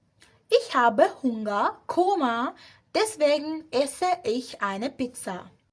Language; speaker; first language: German; non-native, fluent; Spanish